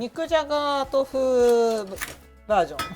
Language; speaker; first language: Polish; non-native, learner; Japanese